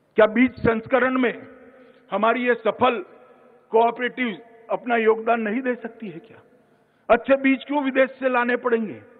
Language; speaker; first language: Hindi; non-native, local second language; Gujarati